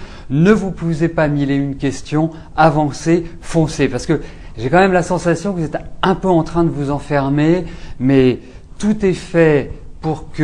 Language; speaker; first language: French; native; French